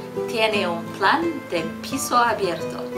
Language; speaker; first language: Spanish; non-native, learner; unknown